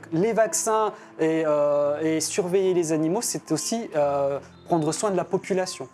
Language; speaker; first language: French; native; French